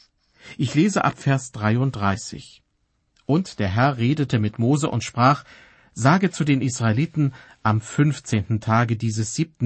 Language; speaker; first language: German; native; German